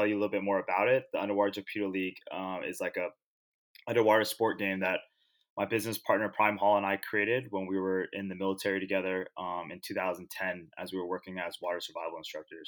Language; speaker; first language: English; native; English